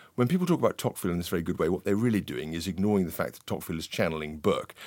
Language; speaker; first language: English; native; English